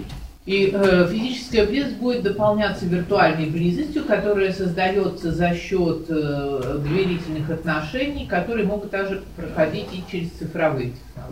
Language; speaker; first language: Russian; native; Russian